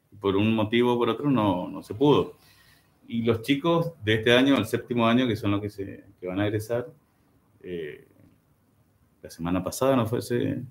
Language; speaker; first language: Spanish; native; Spanish